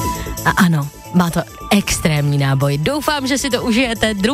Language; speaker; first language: Czech; native; Czech